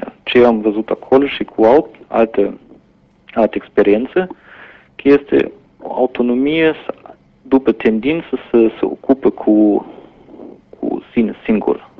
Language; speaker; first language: Romanian; non-native, fluent; German